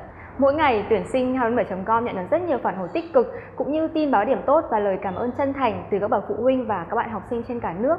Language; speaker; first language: Vietnamese; native; Vietnamese